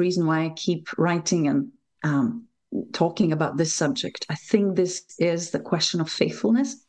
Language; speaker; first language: English; non-native, fluent; Lithuanian